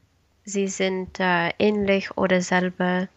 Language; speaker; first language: German; non-native, learner; Spanish